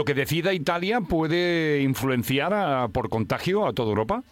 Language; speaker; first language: Spanish; native; Spanish